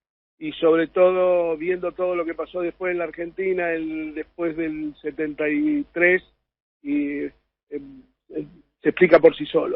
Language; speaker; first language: Spanish; native; Spanish